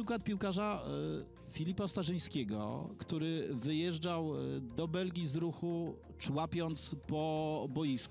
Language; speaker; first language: Polish; native; Polish